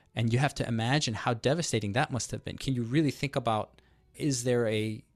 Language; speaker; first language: English; native; English